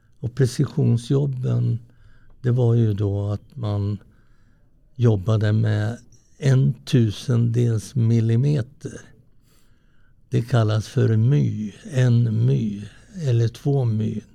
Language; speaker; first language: Swedish; early bilingual, other home language; Italian